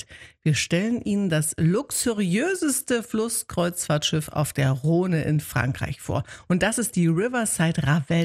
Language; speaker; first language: German; native; German